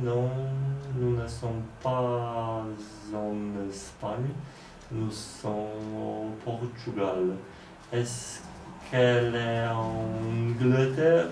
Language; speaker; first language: French; non-native, learner; Polish